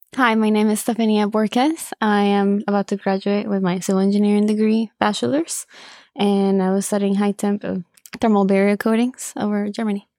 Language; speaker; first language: English; non-native, fluent; Spanish